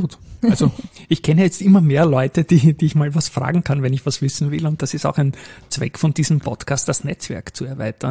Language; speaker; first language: German; native; German